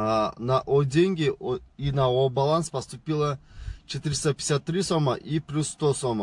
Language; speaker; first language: Russian; non-native, local second language; Kyrgyz